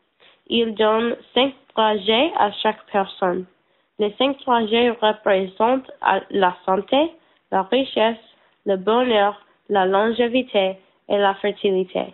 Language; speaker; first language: French; non-native, learner; English